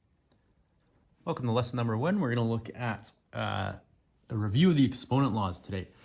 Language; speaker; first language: English; native; English